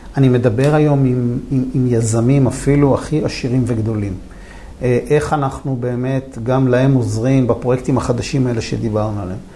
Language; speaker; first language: Hebrew; native; Hebrew